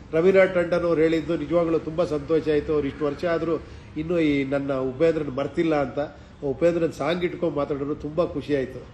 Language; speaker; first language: Kannada; native; Kannada